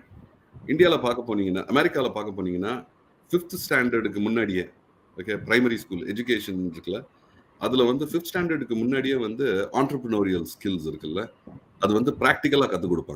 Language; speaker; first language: Tamil; native; Tamil